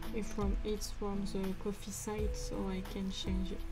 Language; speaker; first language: English; non-native, fluent; French